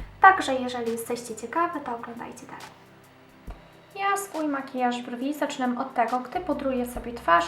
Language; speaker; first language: Polish; native; Polish